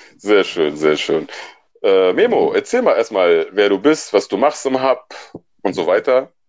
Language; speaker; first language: German; native; German